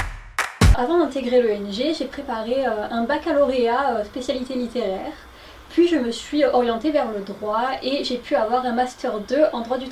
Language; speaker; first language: French; native; French